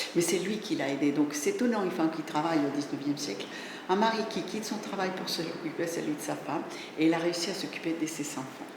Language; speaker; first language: French; non-native, fluent; Spanish